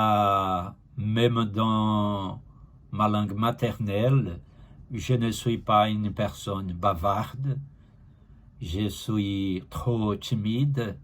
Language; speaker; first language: French; non-native, learner; Portuguese